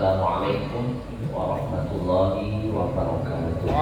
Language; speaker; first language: Indonesian; native; Indonesian